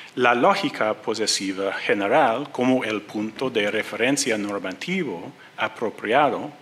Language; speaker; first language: Spanish; non-native, learner; English